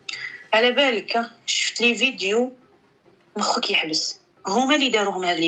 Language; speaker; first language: Arabic; native; Arabic